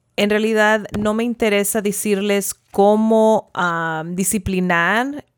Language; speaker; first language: Spanish; early bilingual, heritage; Spanish